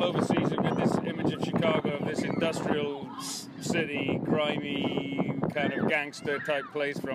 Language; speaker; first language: English; native; English